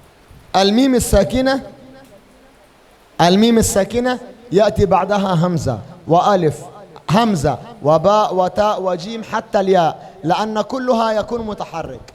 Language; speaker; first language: Arabic; native; Arabic